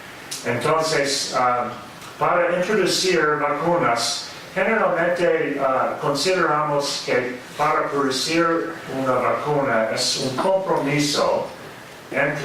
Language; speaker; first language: Spanish; non-native, fluent; English